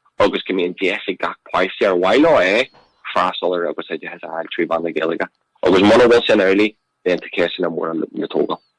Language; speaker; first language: Irish; non-native, local second language; English